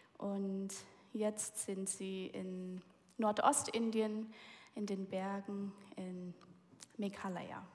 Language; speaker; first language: German; early bilingual, heritage; German